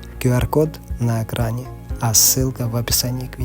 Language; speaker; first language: Russian; native; Russian